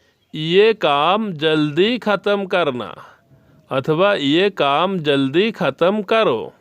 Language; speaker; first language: Hindi; non-native, learner; Bangla